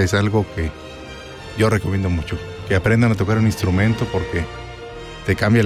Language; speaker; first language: Spanish; native; Spanish